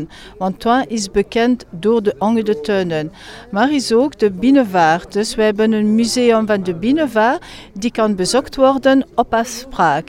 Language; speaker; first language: Dutch; non-native, local second language; French